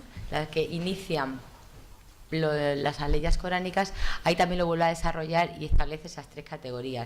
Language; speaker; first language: Spanish; native; Spanish